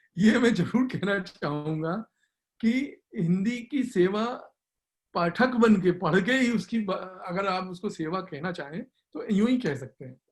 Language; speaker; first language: Hindi; native; Hindi